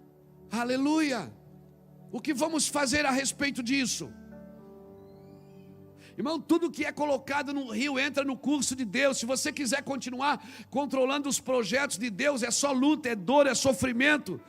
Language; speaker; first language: Portuguese; native; Portuguese